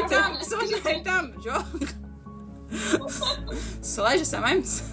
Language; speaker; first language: Kazakh; non-native, local second language; Russian